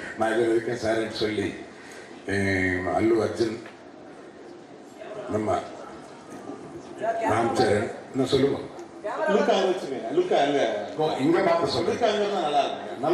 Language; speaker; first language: Tamil; native; Tamil